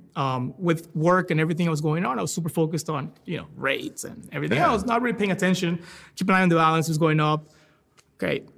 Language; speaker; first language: English; non-native, fluent; Spanish